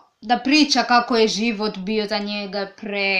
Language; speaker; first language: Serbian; non-native, learner; English